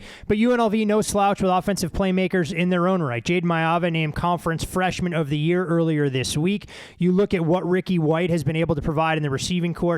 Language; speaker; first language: English; native; English